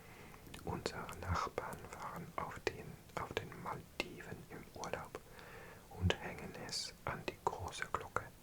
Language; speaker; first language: German; non-native, learner; English